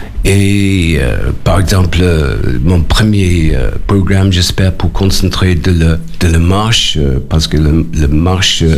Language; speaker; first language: French; non-native, learner; English